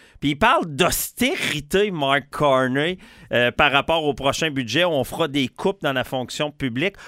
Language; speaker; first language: French; native; French